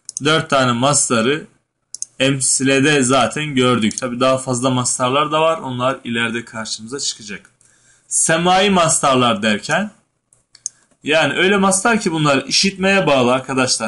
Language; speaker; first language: Turkish; native; Turkish